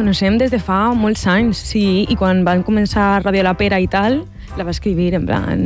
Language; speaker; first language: Catalan; non-native, local second language; Spanish